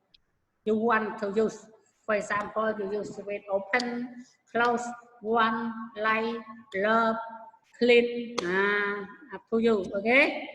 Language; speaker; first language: English; non-native, learner; Khmer